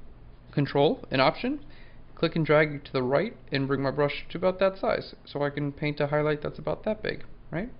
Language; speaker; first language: English; native; English